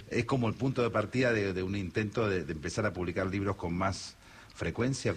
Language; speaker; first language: Spanish; native; Spanish